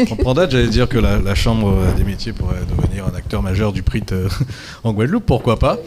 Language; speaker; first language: French; native; French